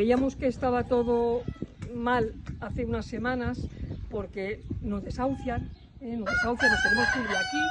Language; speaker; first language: Spanish; native; Spanish